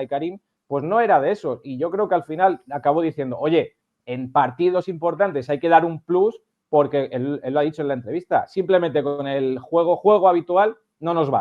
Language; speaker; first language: Spanish; native; Spanish